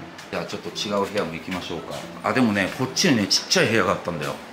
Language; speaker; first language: Japanese; native; Japanese